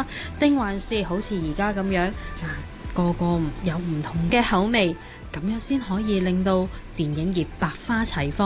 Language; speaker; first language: Cantonese; native; Cantonese